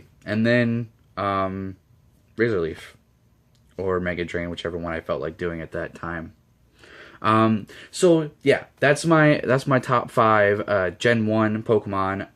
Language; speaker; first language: English; native; English